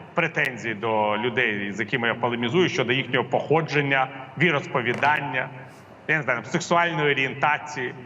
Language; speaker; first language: Ukrainian; non-native, local second language; Russian